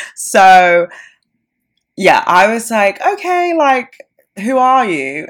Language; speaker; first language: English; native; English